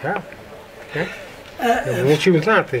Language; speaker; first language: Polish; non-native, local second language; Rusyn